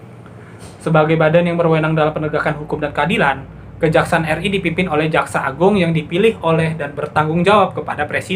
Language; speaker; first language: Indonesian; native; Indonesian